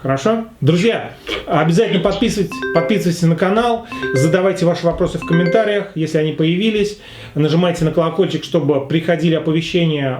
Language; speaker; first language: Russian; native; Russian